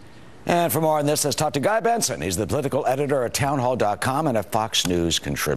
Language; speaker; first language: English; native; English